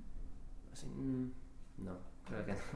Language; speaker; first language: Spanish; non-native, fluent; English